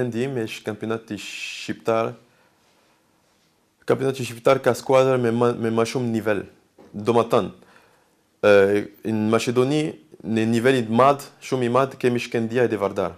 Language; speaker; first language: Albanian; non-native, learner; French